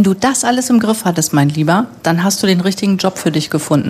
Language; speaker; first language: German; native; German